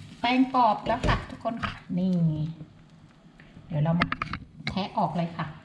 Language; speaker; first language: Thai; native; Thai